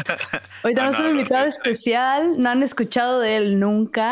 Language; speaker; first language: Spanish; native; Spanish